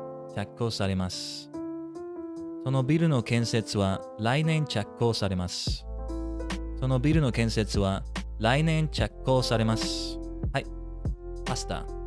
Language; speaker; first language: Japanese; non-native, learner; English